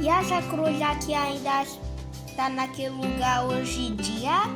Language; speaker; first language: Portuguese; non-native, learner; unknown